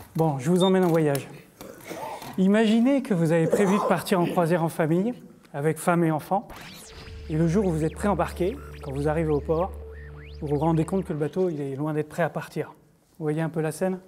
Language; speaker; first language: French; native; French